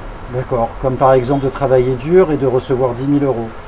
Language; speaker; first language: French; native; French